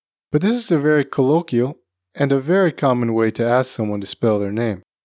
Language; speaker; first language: English; native; English